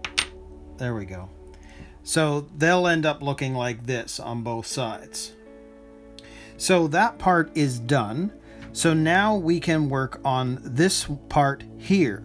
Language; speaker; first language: English; native; English